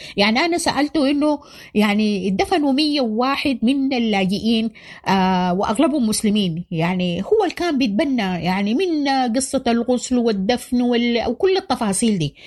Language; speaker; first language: Arabic; native; Arabic